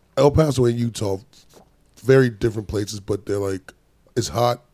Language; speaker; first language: English; native; English